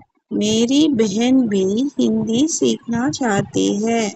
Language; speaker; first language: Hindi; non-native, local second language; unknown